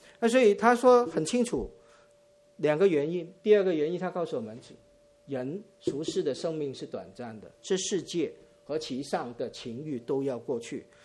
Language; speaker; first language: Chinese; non-native, local second language; Cantonese